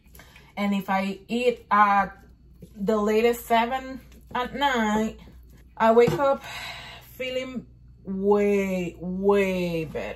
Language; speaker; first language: English; non-native, fluent; Spanish